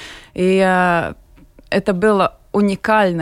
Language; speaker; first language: Russian; non-native, local second language; Latvian